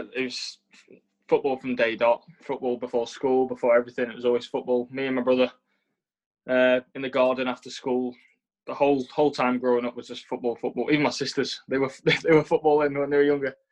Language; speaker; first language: English; native; English